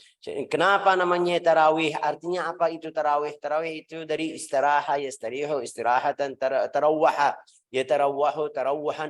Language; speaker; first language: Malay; non-native, fluent; Arabic